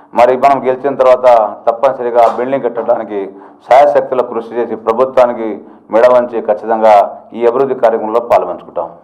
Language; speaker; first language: Telugu; non-native, local second language; Lambadi